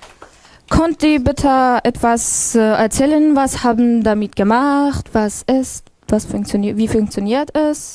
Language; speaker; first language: German; non-native, learner; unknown